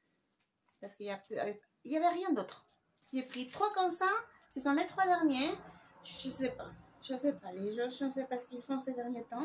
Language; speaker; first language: French; non-native, fluent; Spanish